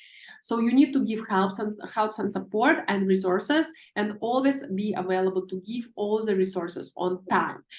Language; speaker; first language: English; non-native, fluent; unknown